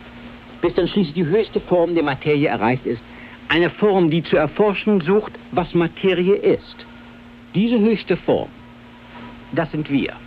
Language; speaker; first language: German; native; German